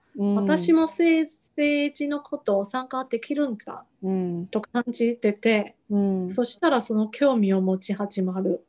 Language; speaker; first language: Japanese; non-native, fluent; Chinese